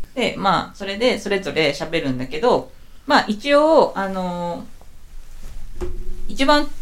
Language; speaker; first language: Japanese; native; Japanese